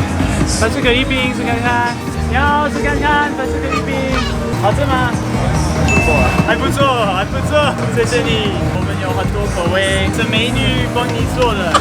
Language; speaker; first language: Chinese; non-native, fluent; French